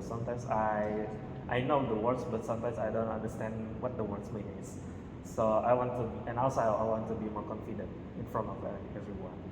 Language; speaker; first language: English; non-native, learner; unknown